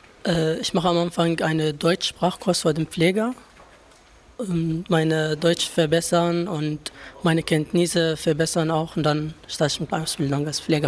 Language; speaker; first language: German; non-native, learner; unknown